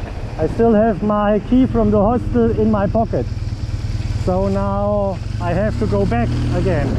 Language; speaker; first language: English; non-native, fluent; German